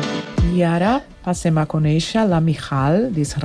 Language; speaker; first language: Catalan; non-native, learner; Portuguese